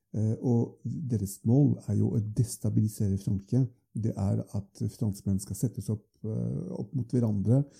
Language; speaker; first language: Norwegian; non-native, fluent; French